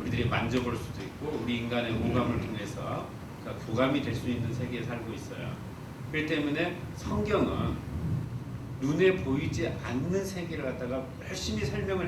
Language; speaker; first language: Korean; native; Korean